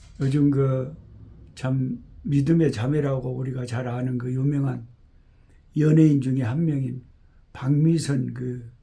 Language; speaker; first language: Korean; native; Korean